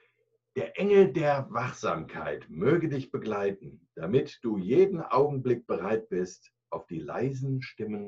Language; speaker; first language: German; native; German